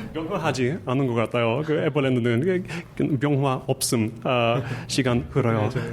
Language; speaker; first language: Korean; non-native, learner; English